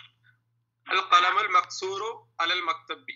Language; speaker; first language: Arabic; non-native, learner; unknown